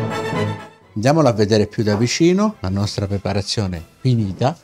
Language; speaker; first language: Italian; native; Italian